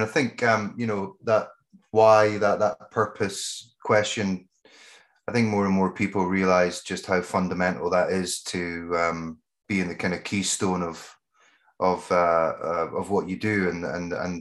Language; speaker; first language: English; native; English